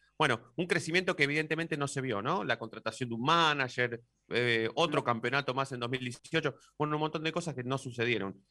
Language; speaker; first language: Spanish; native; Spanish